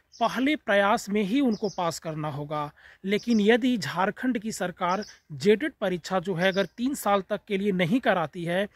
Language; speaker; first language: Hindi; native; Hindi